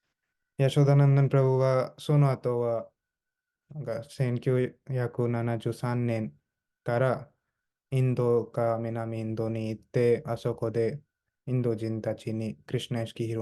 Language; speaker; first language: Japanese; non-native, fluent; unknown